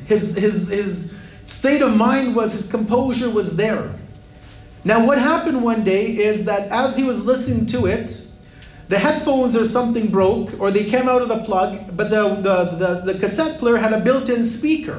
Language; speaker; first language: English; native; English